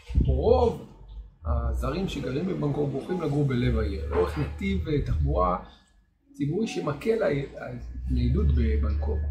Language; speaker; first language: Hebrew; native; Hebrew